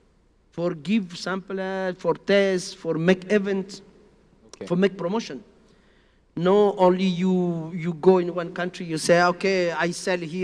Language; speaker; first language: English; non-native, learner; Spanish